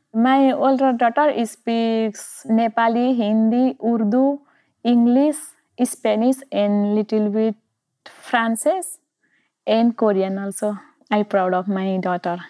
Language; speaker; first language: English; non-native, learner; Nepali